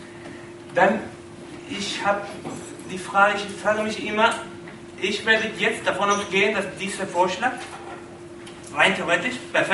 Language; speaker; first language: German; non-native, learner; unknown